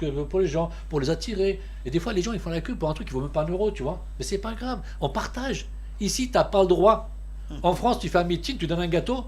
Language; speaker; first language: French; early bilingual, other home language; Turkish